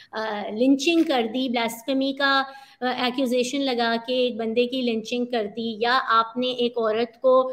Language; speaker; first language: Urdu; native; Urdu